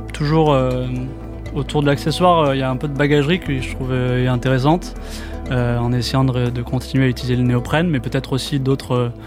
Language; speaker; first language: French; native; French